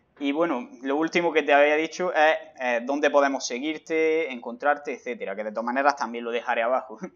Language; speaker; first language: Spanish; native; Spanish